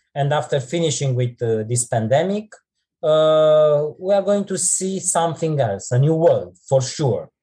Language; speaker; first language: English; non-native, fluent; Romanian